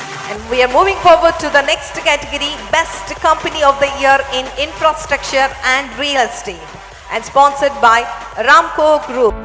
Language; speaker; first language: English; non-native, local second language; Telugu